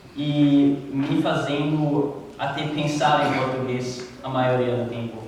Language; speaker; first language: Portuguese; non-native, learner; English